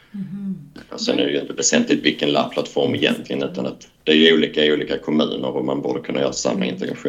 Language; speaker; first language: Swedish; native; Swedish